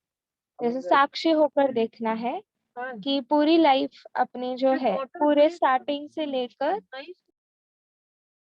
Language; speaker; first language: Hindi; native; Hindi